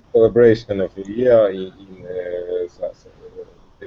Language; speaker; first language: English; non-native, learner; Russian